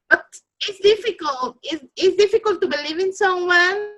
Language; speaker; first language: English; non-native, learner; Spanish